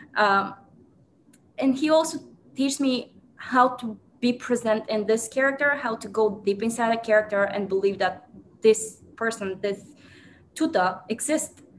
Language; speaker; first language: English; non-native, fluent; Bulgarian